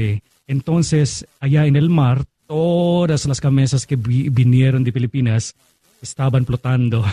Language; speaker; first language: Spanish; non-native, fluent; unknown